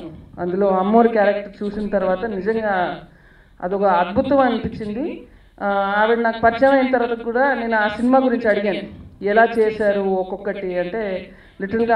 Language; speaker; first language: Telugu; native; Telugu